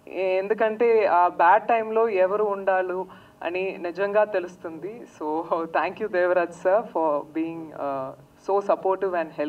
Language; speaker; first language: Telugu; non-native, learner; Tamil